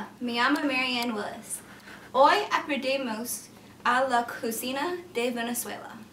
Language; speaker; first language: Spanish; non-native, learner; English